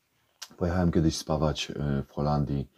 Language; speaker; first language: Polish; native; Polish